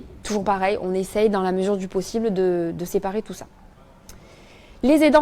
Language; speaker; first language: French; native; French